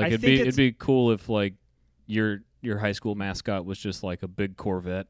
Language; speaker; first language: English; native; English